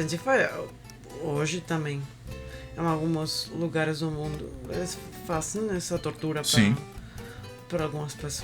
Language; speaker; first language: Portuguese; non-native, learner; Spanish